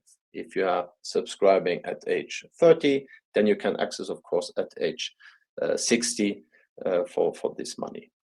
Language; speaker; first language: English; non-native, fluent; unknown